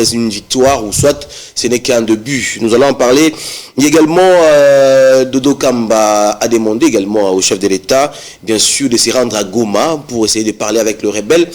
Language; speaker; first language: French; non-native, local second language; Lingala